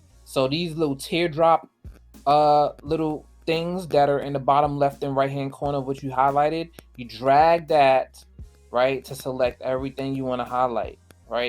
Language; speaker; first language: English; native; English